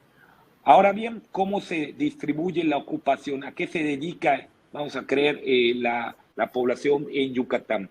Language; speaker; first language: Spanish; native; Spanish